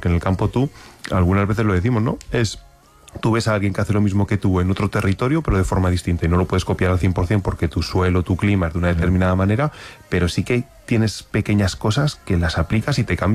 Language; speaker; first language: Spanish; native; Spanish